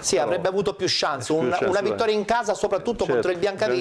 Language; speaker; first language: Italian; native; Italian